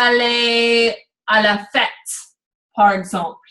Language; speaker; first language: French; non-native, learner; English